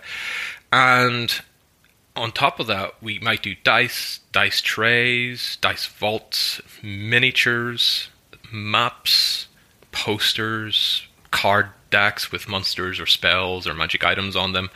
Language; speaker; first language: English; native; English